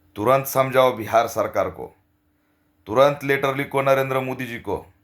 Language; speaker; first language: Hindi; non-native, local second language; Marathi